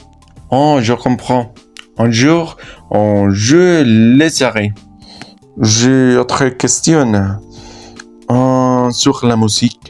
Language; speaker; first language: French; non-native, learner; Spanish